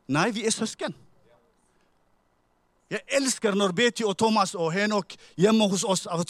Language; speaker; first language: Norwegian; non-native, fluent; Tigrinya